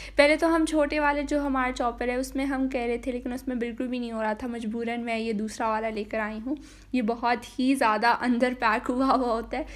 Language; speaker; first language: Urdu; native; Urdu